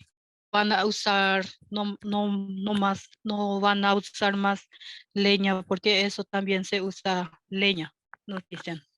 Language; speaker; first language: Spanish; non-native, local second language; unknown